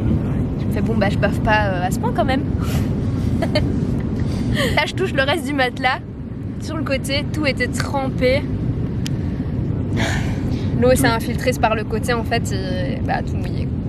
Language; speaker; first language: French; native; French